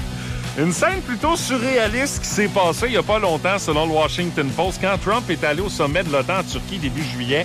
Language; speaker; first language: French; native; French